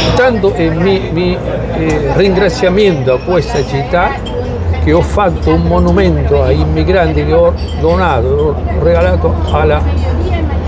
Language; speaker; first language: Italian; early bilingual, heritage; Spanish